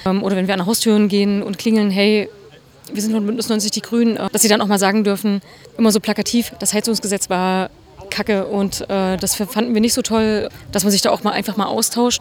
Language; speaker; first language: German; native; German